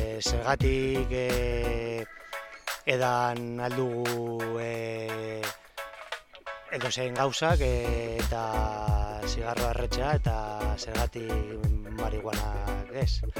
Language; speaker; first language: Basque; non-native, learner; Spanish